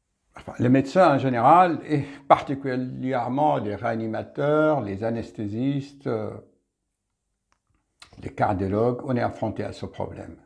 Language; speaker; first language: French; native; French